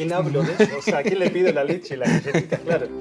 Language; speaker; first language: Spanish; native; Spanish